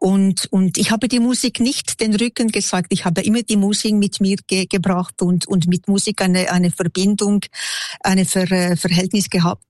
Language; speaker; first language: German; non-native, local second language; French